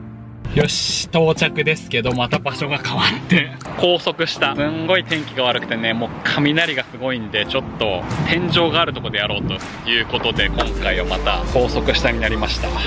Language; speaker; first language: Japanese; native; Japanese